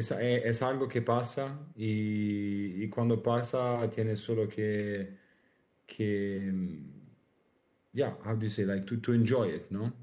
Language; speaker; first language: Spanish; non-native, learner; Italian